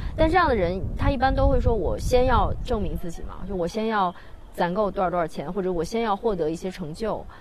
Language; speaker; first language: Chinese; native; Chinese